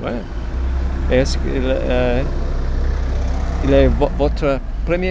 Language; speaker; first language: French; non-native, learner; English